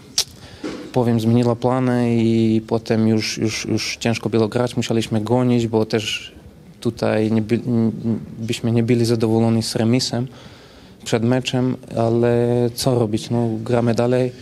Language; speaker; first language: Polish; non-native, fluent; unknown